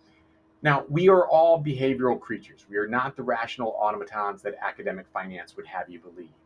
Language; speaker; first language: English; native; English